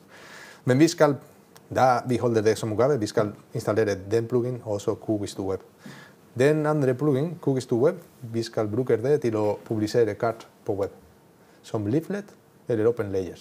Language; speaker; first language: Norwegian; non-native, learner; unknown